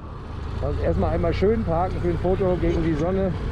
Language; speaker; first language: German; native; German